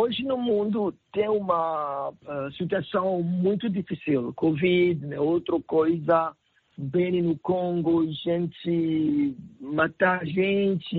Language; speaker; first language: Portuguese; non-native, learner; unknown